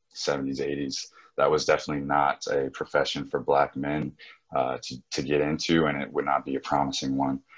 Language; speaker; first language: English; native; English